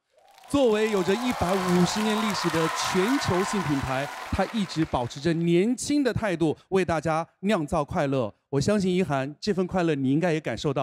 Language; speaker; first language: Chinese; native; Chinese